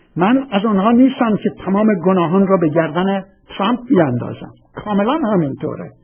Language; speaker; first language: Persian; native; Persian